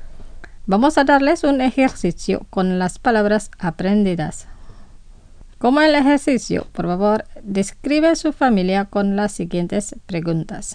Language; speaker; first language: Spanish; non-native, fluent; Indonesian